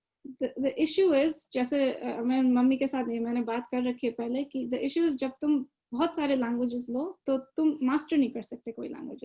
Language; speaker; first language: Hindi; early bilingual, other home language; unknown